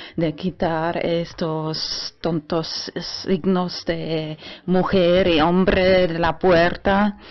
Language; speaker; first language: Spanish; non-native, fluent; German